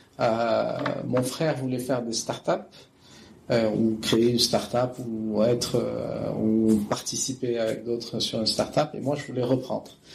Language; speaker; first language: French; non-native, local second language; Arabic